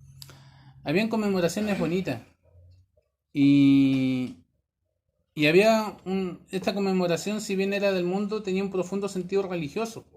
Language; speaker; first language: Spanish; native; Spanish